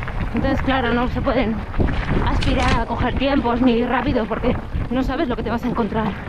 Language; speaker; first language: Spanish; native; Spanish